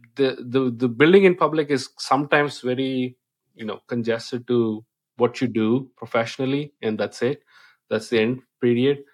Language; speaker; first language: English; non-native, local second language; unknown